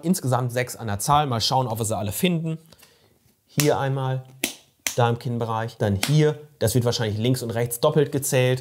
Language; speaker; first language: German; native; German